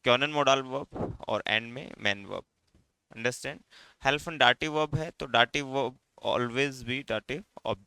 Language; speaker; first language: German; non-native, fluent; Hindi